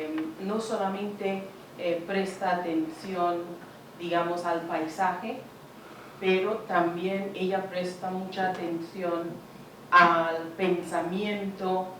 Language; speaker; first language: Spanish; non-native, fluent; English